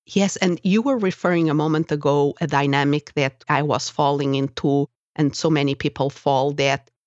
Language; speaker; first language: English; non-native, fluent; Portuguese